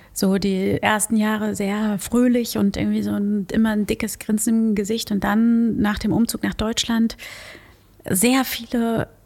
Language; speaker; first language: German; early bilingual, other home language; Portuguese